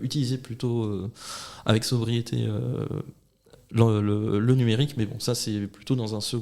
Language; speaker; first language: French; native; French